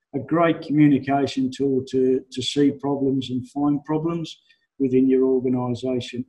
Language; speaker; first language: English; native; English